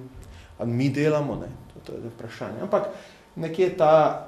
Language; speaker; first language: Slovenian; native; Slovenian